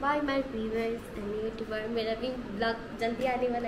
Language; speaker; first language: Hindi; non-native, local second language; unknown